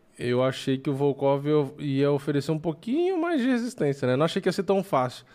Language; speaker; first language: Portuguese; native; Portuguese